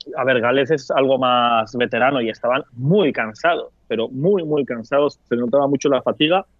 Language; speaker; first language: Spanish; non-native, fluent; Turkish